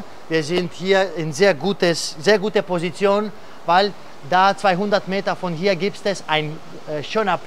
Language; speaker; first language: German; non-native, fluent; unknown